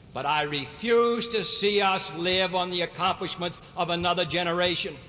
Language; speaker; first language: English; native; English